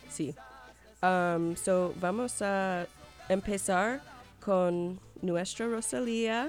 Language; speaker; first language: Spanish; non-native, learner; English